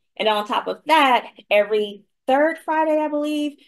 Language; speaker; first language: English; native; English